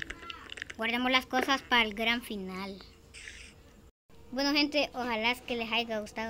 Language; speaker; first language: Spanish; native; Spanish